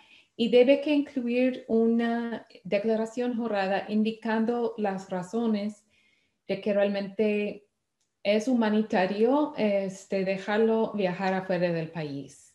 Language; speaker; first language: Spanish; non-native, fluent; English